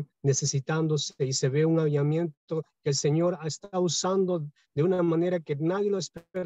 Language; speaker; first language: Spanish; native; Spanish